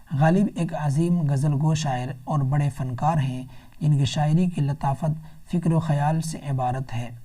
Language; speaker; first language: Urdu; native; Urdu